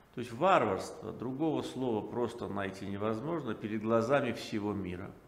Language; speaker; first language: Russian; non-native, local second language; Azerbaijani